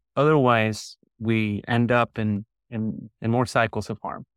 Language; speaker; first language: English; early bilingual, other home language; Spanish